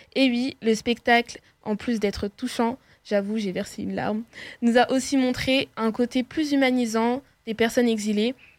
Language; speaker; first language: French; early bilingual, other home language; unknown